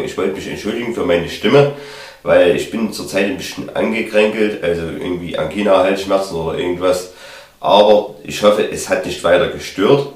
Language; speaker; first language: German; native; German